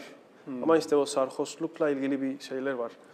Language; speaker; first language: Turkish; non-native, fluent; Spanish